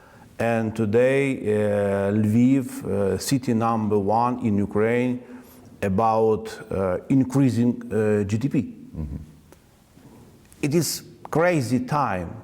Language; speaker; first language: English; non-native, learner; Ukrainian